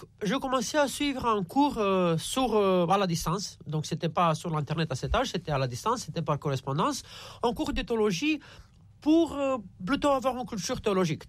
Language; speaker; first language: French; non-native, fluent; Romanian